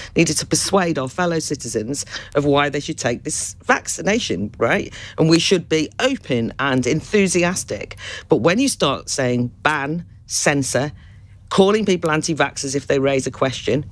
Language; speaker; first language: English; native; English